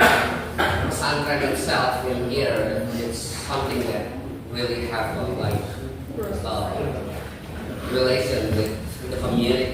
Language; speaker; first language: English; non-native, learner; Indonesian